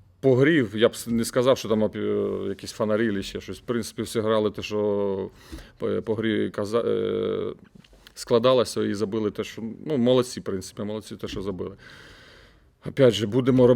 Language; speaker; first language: Ukrainian; native; Ukrainian